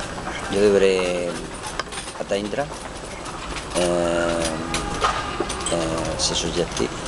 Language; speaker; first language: French; non-native, learner; Spanish